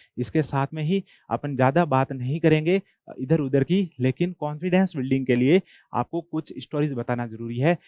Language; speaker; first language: Hindi; non-native, local second language; Marwari